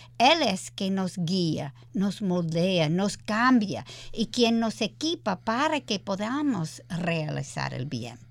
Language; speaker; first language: Spanish; early bilingual, heritage; English